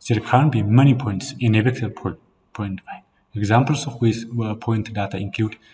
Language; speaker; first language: English; non-native, local second language; Amharic